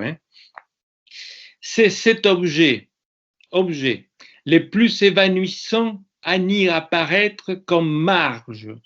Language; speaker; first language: French; non-native, fluent; Spanish